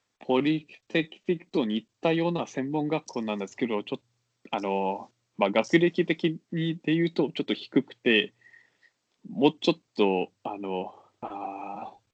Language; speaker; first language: Japanese; non-native, fluent; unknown